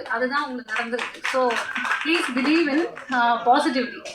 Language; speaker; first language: Tamil; native; Tamil